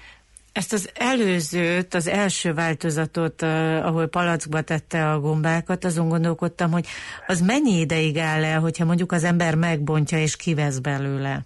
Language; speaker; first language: Hungarian; native; Hungarian